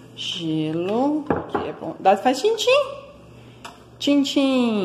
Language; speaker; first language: Portuguese; native; Portuguese